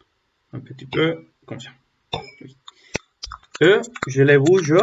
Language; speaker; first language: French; non-native, learner; Spanish